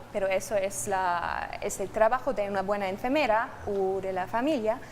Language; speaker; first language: Spanish; non-native, fluent; German